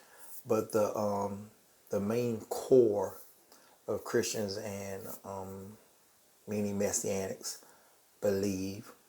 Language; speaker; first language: English; native; English